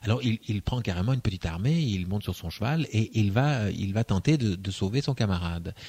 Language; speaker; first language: French; native; French